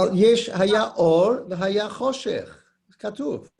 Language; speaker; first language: Hebrew; non-native, learner; English